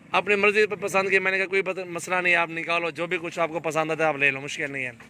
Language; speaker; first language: Urdu; non-native, local second language; Saraiki